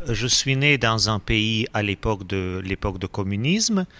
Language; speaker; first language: French; non-native, fluent; Russian